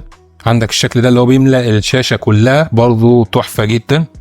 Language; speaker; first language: Arabic; native; Arabic